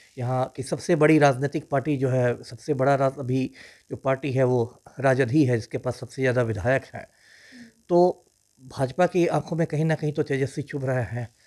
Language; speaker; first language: Hindi; native; Hindi